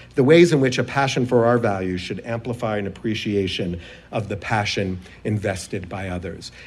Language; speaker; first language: English; native; English